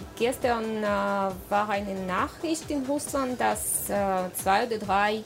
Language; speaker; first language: German; non-native, learner; Russian